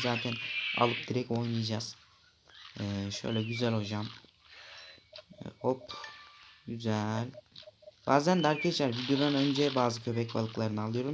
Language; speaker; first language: Turkish; native; Turkish